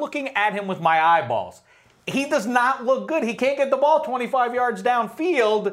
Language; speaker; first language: English; native; English